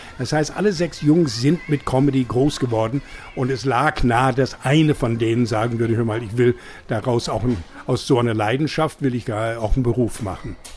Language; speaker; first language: German; non-native, fluent; English